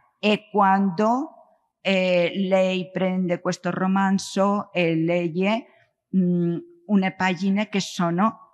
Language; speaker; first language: Italian; non-native, learner; Spanish